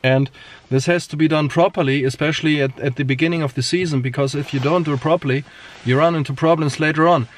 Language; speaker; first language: English; non-native, fluent; German